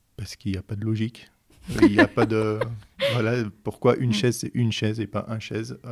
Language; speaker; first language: French; non-native, fluent; Dutch